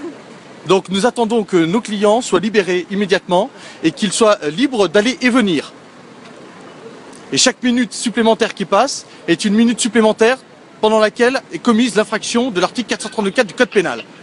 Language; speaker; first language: French; native; French